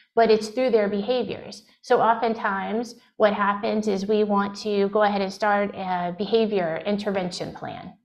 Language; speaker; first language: English; native; English